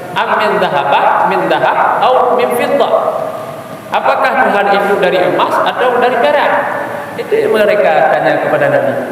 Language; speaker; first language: Malay; non-native, local second language; Achinese